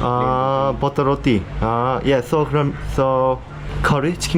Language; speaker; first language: English; non-native, learner; Korean